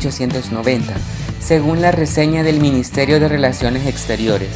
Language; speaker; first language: Spanish; native; Spanish